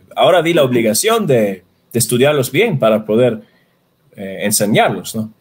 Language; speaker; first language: Spanish; non-native, fluent; Swedish